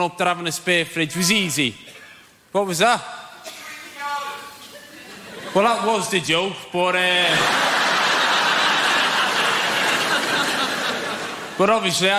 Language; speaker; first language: English; native; English